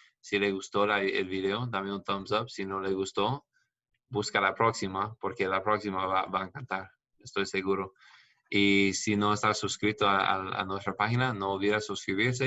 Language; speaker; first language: Spanish; non-native, learner; English